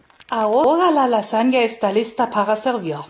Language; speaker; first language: Spanish; non-native, learner; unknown